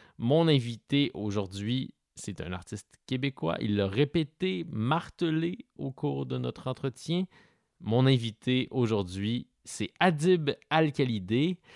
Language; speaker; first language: French; native; French